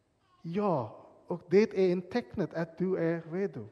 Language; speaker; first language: Swedish; non-native, fluent; English